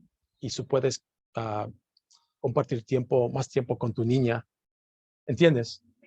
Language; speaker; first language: Spanish; non-native, learner; English